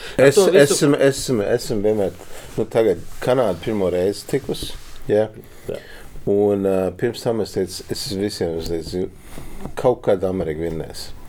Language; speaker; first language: Latvian; early bilingual, heritage; Latvian